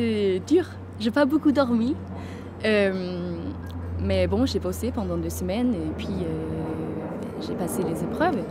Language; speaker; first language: French; non-native, fluent; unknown